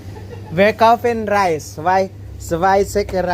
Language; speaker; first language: German; non-native, learner; Filipino